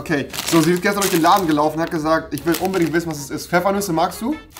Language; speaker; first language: German; native; German